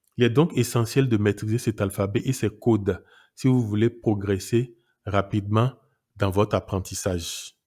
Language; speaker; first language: French; non-native, local second language; Yoruba